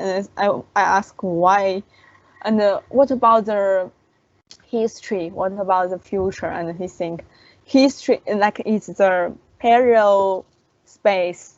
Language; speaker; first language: English; non-native, learner; Chinese